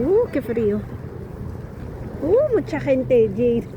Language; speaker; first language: Spanish; early bilingual, other home language; Filipino